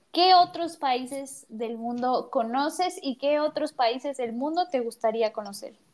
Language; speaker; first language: Spanish; native; Spanish